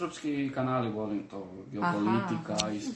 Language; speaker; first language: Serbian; early bilingual, heritage; Spanish